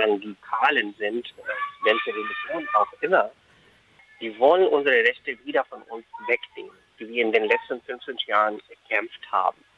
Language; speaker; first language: German; non-native, fluent; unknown